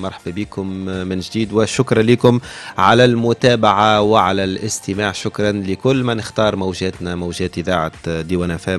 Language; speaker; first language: Arabic; native; Arabic